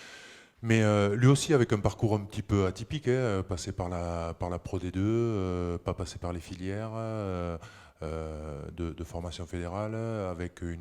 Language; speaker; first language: French; native; French